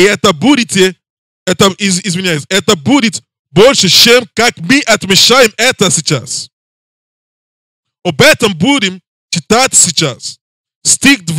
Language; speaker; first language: Russian; non-native, learner; English